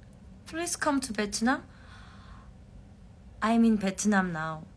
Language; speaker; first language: English; non-native, learner; Korean